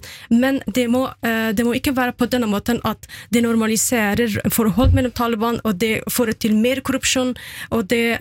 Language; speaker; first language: Norwegian; non-native, fluent; Persian